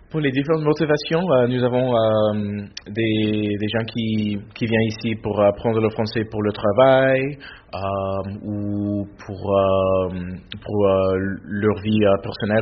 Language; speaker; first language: French; non-native, fluent; English